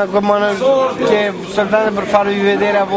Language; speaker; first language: Italian; non-native, fluent; Albanian